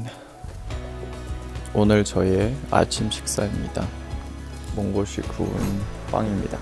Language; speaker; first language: Korean; non-native, fluent; Mongolian